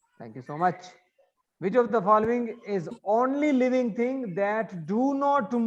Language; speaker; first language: English; non-native, learner; Arabic